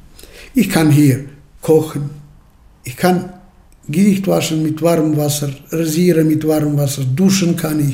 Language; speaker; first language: German; early bilingual, heritage; German